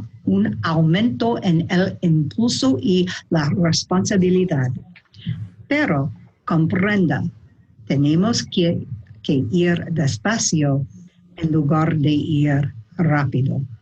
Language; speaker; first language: Spanish; non-native, learner; English